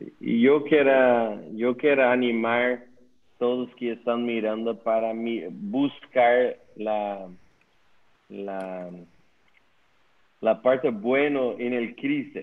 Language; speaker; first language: Spanish; non-native, learner; Dutch